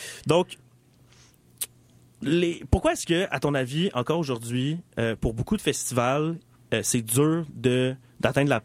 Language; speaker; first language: French; native; French